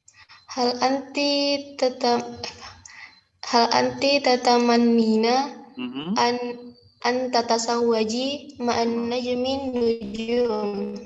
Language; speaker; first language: Arabic; non-native, learner; Indonesian